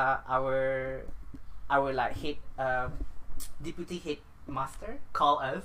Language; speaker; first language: English; non-native, local second language; Malay